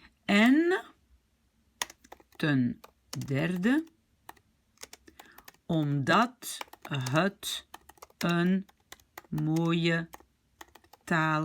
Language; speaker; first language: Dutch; non-native, local second language; French